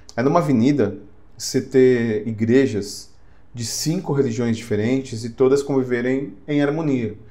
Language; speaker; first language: Portuguese; native; Portuguese